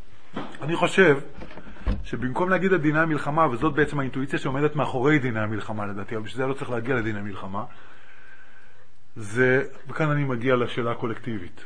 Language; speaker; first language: Hebrew; native; Hebrew